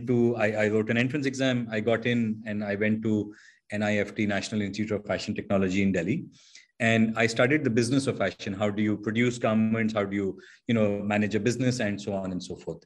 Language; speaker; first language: English; non-native, local second language; Hindi